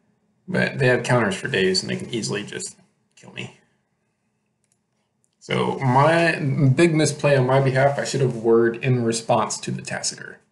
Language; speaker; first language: English; native; English